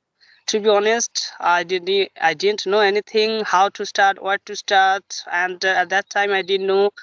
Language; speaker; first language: English; non-native, local second language; Bangla